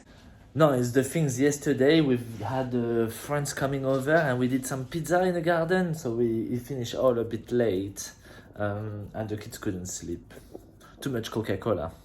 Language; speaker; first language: English; non-native, fluent; French